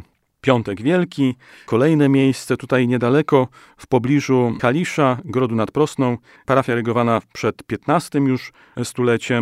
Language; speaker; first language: Polish; native; Polish